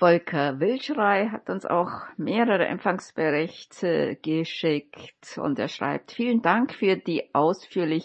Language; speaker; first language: German; native; German